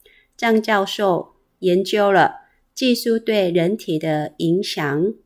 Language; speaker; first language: Chinese; non-native, fluent; Korean